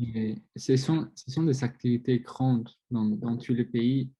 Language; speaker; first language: French; non-native, learner; Spanish